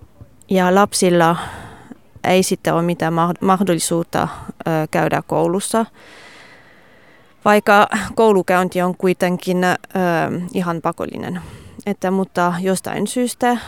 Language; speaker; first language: Finnish; non-native, fluent; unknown